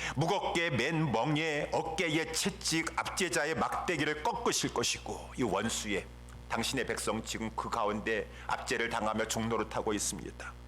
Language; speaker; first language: Korean; native; Korean